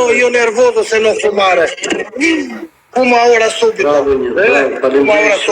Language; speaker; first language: Italian; non-native, learner; Albanian